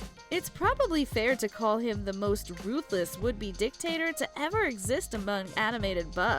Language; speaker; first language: English; native; English